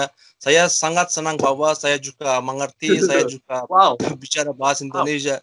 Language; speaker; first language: Indonesian; non-native, learner; Azerbaijani